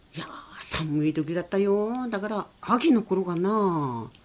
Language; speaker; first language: Japanese; native; Japanese